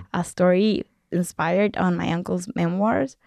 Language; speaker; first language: English; non-native, fluent; Spanish